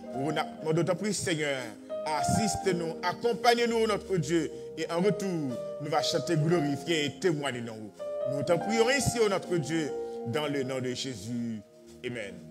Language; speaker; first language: French; non-native, local second language; Haitian Creole